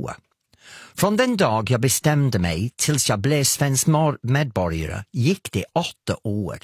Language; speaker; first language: Swedish; non-native, fluent; English